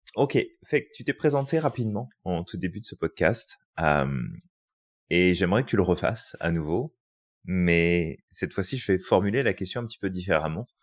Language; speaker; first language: French; native; French